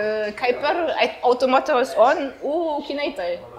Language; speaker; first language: Greek; non-native, fluent; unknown